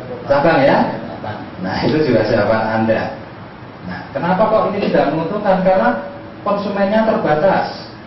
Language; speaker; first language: Indonesian; native; Indonesian